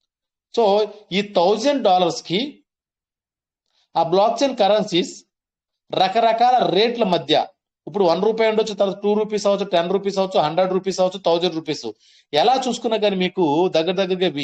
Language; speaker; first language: Telugu; native; Telugu